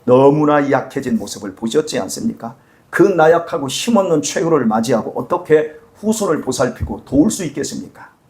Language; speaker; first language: Korean; native; Korean